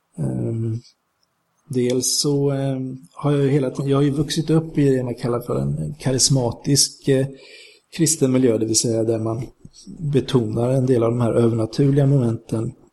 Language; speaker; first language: Swedish; native; Swedish